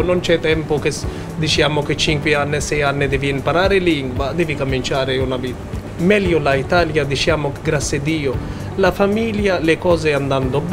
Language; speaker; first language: Italian; non-native, learner; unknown